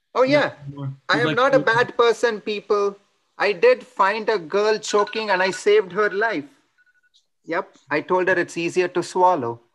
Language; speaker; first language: English; non-native, local second language; Tamil